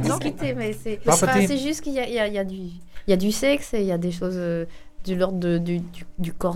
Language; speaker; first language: French; native; French